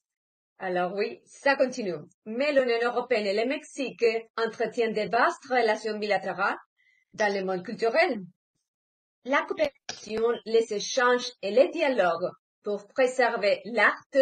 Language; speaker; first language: French; non-native, fluent; Spanish